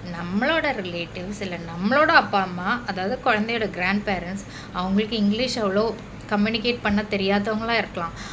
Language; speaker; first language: Tamil; non-native, local second language; Malayalam